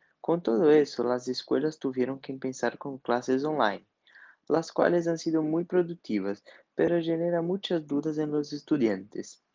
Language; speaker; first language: Spanish; non-native, learner; Portuguese